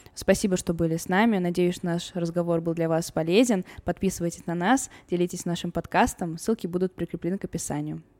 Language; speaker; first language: Russian; early bilingual, other home language; Armenian